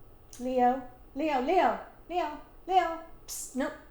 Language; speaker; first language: English; native; English